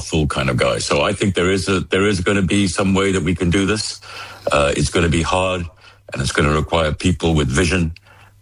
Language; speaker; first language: English; native; English